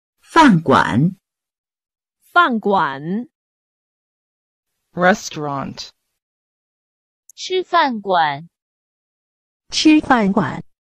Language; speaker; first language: Chinese; non-native, learner; Urdu